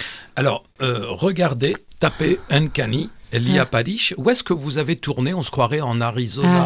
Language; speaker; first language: French; native; French